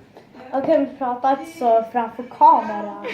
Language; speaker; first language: Swedish; early bilingual, other home language; Turkish